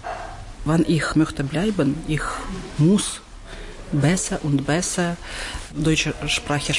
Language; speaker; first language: German; non-native, learner; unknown